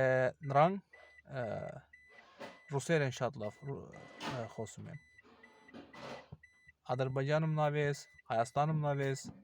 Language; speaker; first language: Armenian; non-native, learner; Azerbaijani